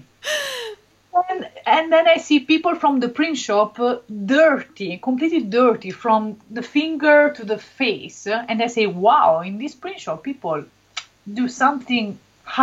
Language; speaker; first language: English; non-native, learner; Italian